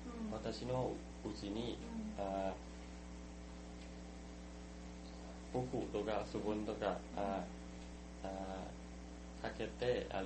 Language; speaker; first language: Japanese; non-native, learner; Thai